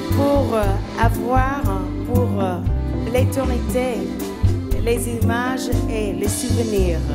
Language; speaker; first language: French; non-native, fluent; English